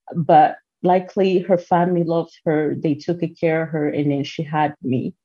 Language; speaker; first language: English; non-native, local second language; Kinyarwanda